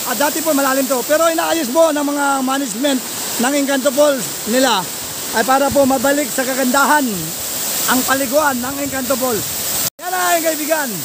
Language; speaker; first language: Filipino; non-native, local second language; Bikol